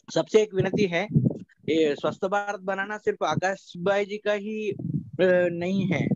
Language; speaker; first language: Hindi; non-native, local second language; Kannada